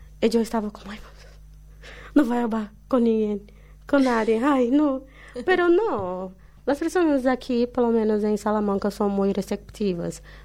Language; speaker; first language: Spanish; non-native, learner; Portuguese